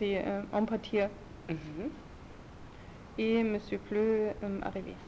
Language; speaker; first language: French; non-native, learner; German